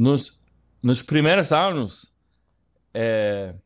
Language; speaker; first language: Portuguese; non-native, learner; English